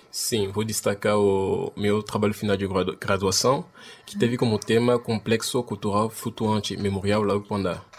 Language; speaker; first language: Portuguese; non-native, fluent; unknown